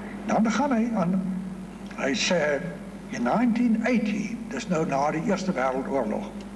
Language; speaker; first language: English; non-native, local second language; Afrikaans